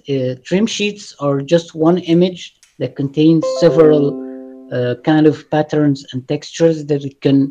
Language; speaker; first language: English; non-native, fluent; Arabic